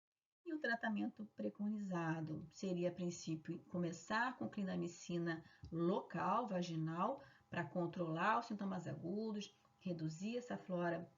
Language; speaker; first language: Portuguese; native; Portuguese